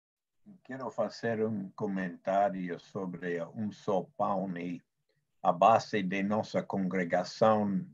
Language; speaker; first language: Portuguese; non-native, fluent; Spanish